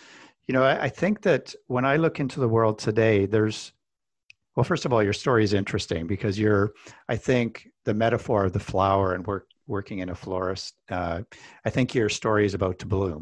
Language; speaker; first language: English; native; English